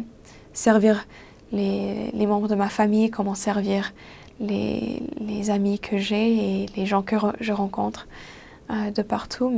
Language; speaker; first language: French; non-native, fluent; English